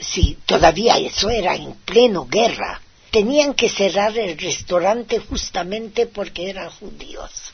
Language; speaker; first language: Spanish; non-native, fluent; Hungarian